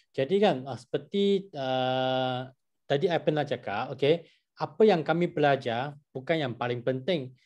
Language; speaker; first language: Malay; non-native, local second language; Chinese